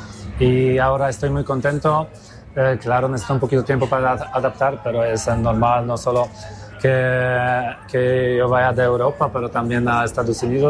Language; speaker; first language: Spanish; non-native, fluent; Polish